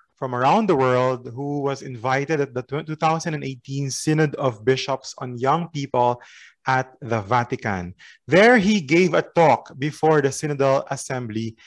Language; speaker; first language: English; non-native, local second language; Filipino